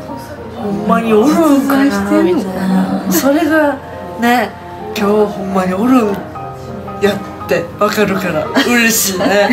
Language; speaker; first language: Japanese; native; Japanese